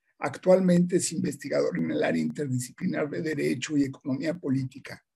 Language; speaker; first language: Spanish; native; Spanish